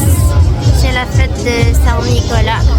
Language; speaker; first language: French; non-native, learner; Indonesian